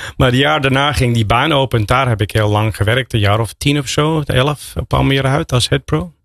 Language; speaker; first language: Dutch; non-native, fluent; English